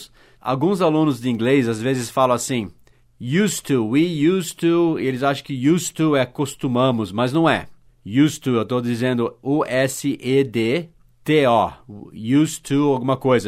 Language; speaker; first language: Portuguese; non-native, fluent; English